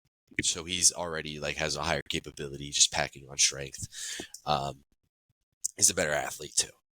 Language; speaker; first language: English; native; English